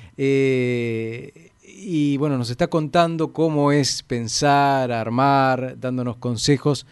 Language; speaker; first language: Spanish; native; Spanish